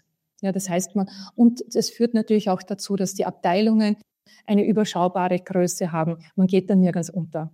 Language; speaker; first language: German; native; German